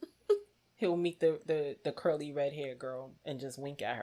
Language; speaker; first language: English; native; English